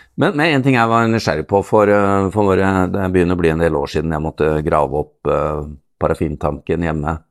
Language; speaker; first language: Norwegian; native; Norwegian